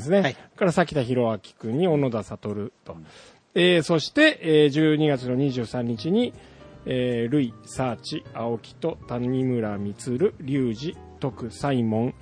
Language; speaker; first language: Japanese; native; Japanese